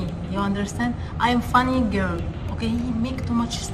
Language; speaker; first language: English; non-native, learner; Arabic